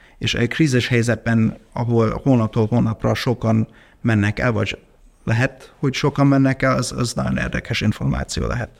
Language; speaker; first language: Hungarian; non-native, fluent; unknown